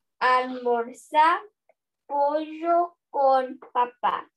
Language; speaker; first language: Spanish; non-native, learner; English